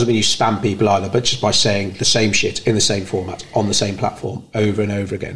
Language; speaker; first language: English; native; English